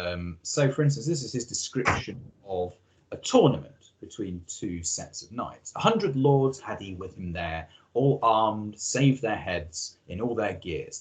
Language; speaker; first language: English; native; English